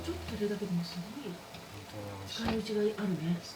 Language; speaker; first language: Japanese; native; Japanese